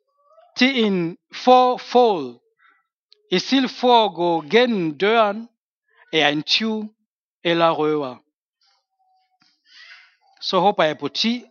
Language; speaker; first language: Danish; non-native, fluent; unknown